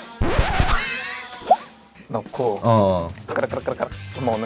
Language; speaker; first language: Korean; non-native, fluent; Chinese